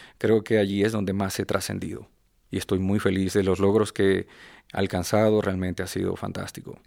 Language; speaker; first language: Spanish; native; Spanish